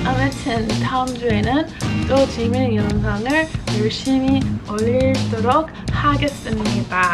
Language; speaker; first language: Korean; non-native, fluent; English